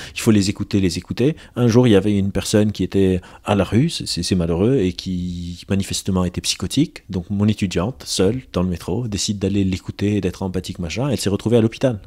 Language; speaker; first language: French; non-native, local second language; Arabic